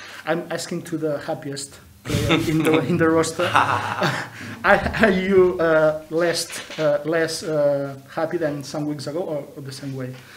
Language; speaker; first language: English; non-native, fluent; Catalan